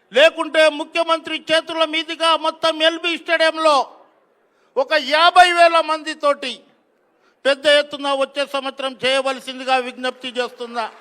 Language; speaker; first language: Telugu; non-native, local second language; Lambadi